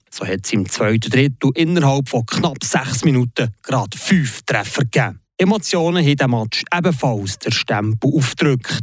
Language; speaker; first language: German; native; German